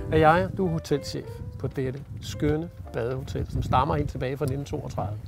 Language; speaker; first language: Danish; native; Danish